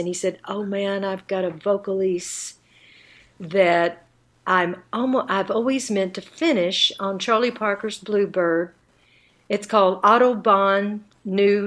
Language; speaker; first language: English; native; English